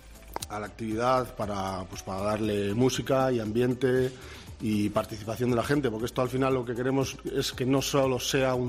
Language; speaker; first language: Spanish; native; Spanish